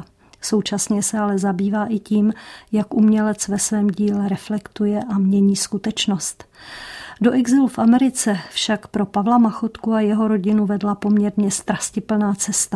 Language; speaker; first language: Czech; native; Czech